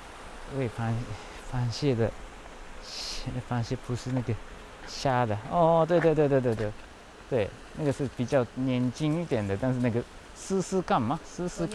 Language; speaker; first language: Chinese; non-native, fluent; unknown